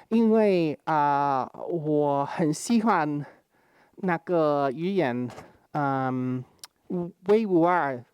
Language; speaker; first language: Chinese; non-native, fluent; English